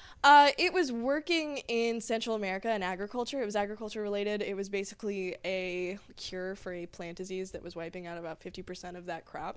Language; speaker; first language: English; native; English